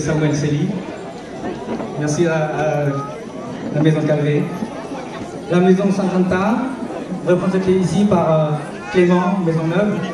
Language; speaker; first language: French; early bilingual, other home language; Hmong